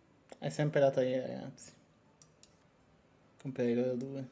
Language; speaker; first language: Italian; native; Italian